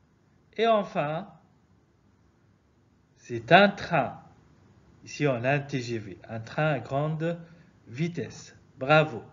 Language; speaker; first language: French; non-native, fluent; Arabic